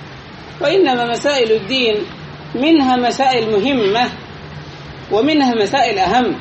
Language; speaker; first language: Arabic; native; Arabic